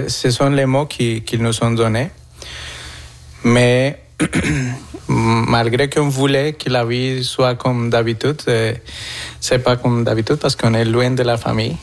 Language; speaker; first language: French; non-native, fluent; Spanish